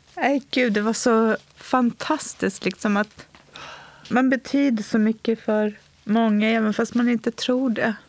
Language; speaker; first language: Swedish; native; Swedish